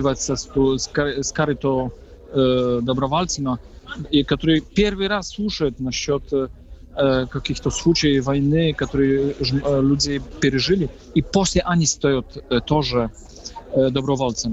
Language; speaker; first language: Russian; non-native, fluent; Polish